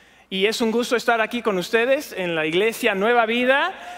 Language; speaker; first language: Spanish; early bilingual, heritage; Spanish